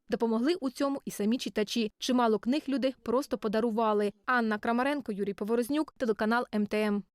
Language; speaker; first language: Ukrainian; native; Ukrainian